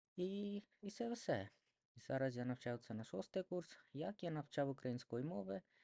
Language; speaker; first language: Ukrainian; non-native, learner; Odia